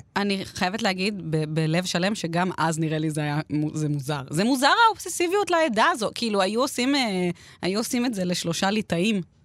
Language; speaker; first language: Hebrew; native; Hebrew